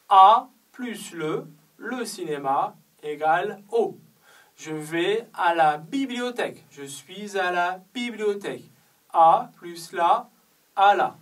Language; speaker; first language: French; non-native, fluent; Chinese